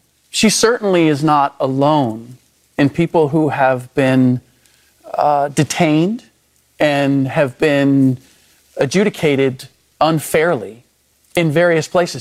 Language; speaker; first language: English; early bilingual, other home language; German